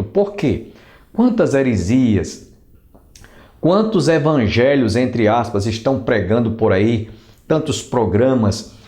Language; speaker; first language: Portuguese; native; Portuguese